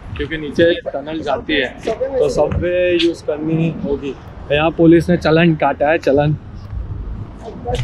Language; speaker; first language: Hindi; non-native, local second language; Gujarati